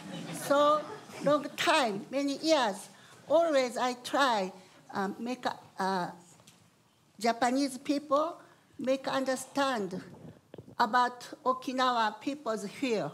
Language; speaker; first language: English; non-native, learner; Japanese